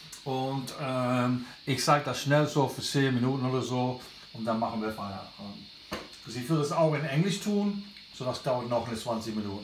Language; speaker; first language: German; non-native, learner; English